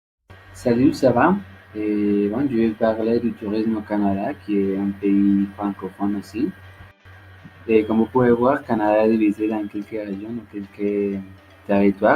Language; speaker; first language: French; non-native, learner; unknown